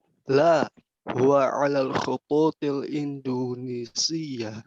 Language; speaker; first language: Arabic; non-native, learner; Indonesian